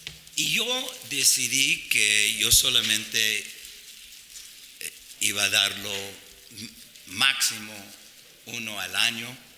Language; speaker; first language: Spanish; non-native, fluent; English